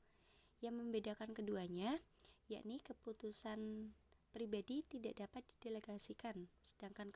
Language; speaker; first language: Indonesian; native; Indonesian